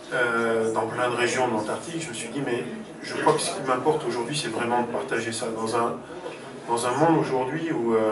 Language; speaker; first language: French; native; French